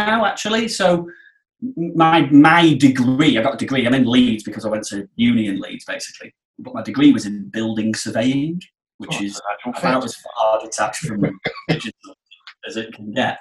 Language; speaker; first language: English; native; English